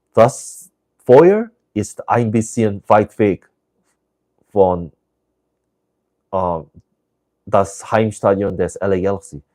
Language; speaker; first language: German; non-native, learner; English